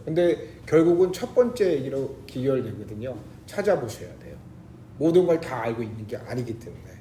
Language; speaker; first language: Korean; native; Korean